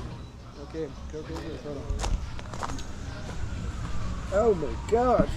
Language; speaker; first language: Spanish; non-native, learner; Bosnian